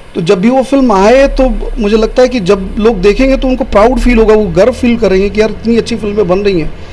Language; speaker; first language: Hindi; non-native, local second language; Bhojpuri